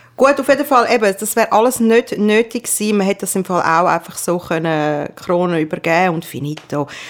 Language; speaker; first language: German; early bilingual, other home language; Persian